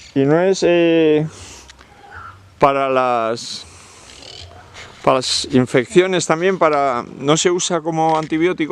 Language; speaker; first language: Spanish; native; Spanish